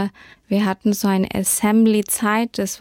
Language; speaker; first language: German; early bilingual, heritage; German